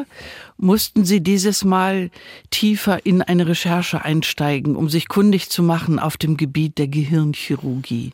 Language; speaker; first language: German; native; German